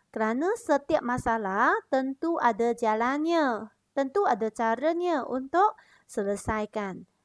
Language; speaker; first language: Malay; non-native, local second language; Chinese